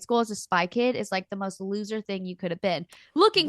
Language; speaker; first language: English; native; English